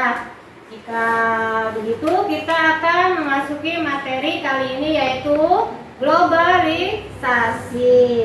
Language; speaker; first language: Indonesian; native; Indonesian